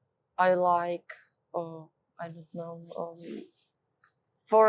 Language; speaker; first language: English; non-native, learner; Czech